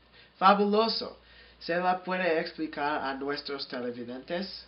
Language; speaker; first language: Spanish; non-native, learner; English